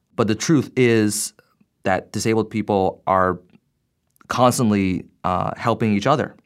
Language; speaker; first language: English; non-native, fluent; Chinese